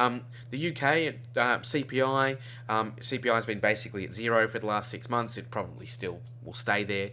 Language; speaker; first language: English; native; English